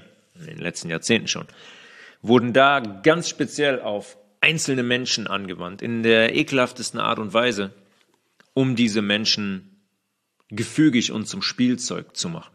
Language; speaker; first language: German; native; German